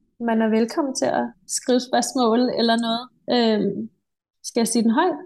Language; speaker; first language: Danish; native; Danish